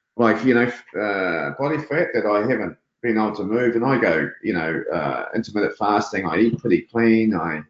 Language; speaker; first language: English; native; English